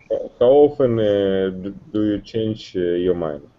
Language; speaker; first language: English; non-native, learner; Russian